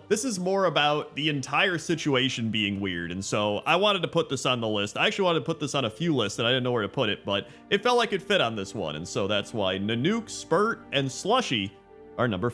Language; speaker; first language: English; native; English